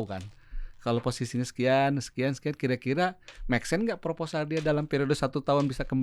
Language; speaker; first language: Indonesian; native; Indonesian